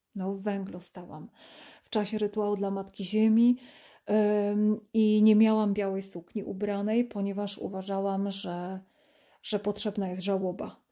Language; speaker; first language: Polish; native; Polish